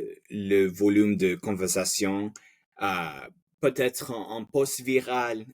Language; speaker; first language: French; non-native, fluent; Spanish